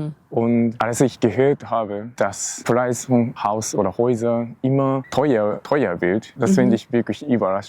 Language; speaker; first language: German; non-native, learner; Japanese